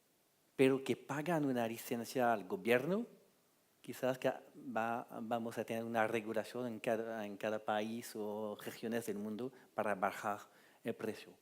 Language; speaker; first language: Spanish; non-native, fluent; French